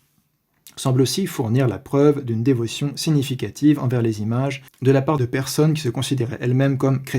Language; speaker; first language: French; native; French